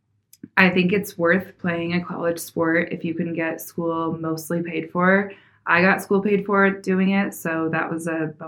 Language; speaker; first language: English; native; English